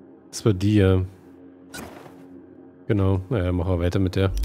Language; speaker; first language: German; native; German